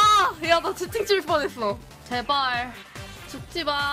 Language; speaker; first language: Korean; native; Korean